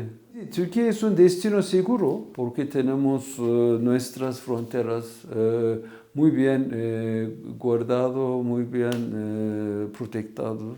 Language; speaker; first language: Spanish; non-native, fluent; Turkish